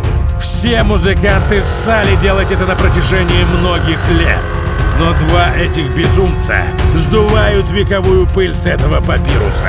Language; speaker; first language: Russian; native; Russian